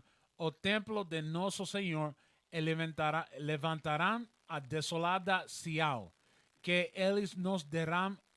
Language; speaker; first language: Portuguese; non-native, learner; Spanish